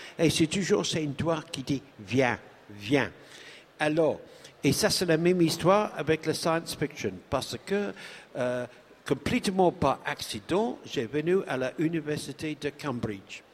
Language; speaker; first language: French; non-native, learner; English